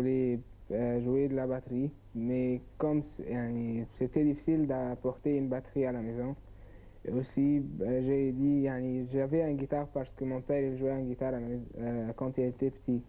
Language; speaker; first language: French; non-native, learner; Arabic